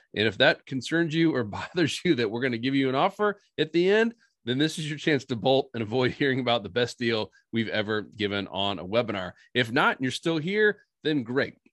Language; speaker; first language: English; native; English